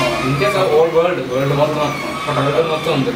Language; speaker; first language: Telugu; non-native, learner; Malayalam